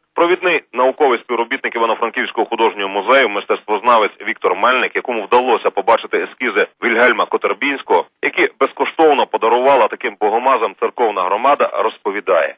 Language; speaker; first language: Ukrainian; native; Ukrainian